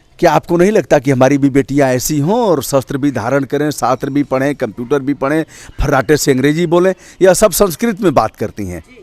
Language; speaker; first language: Hindi; native; Hindi